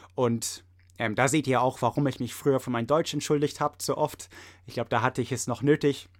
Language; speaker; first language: German; non-native, fluent; English